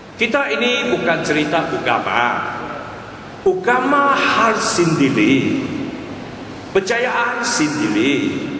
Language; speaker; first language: Malay; non-native, local second language; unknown